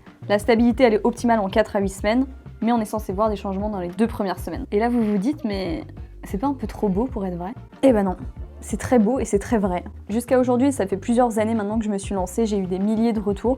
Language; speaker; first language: French; native; French